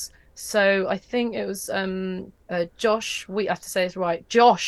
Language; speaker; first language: English; native; English